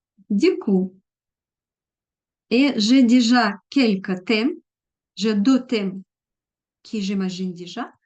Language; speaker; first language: French; non-native, fluent; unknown